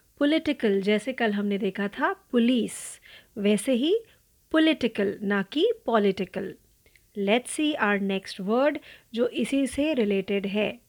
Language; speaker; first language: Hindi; non-native, local second language; Marathi